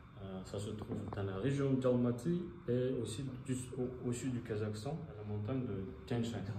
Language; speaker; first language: French; non-native, fluent; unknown